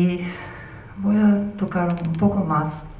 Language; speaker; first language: Spanish; non-native, learner; English